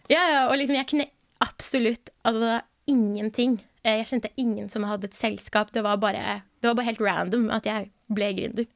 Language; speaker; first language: Norwegian; early bilingual, other home language; Persian